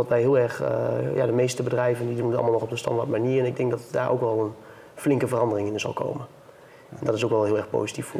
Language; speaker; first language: Dutch; native; Dutch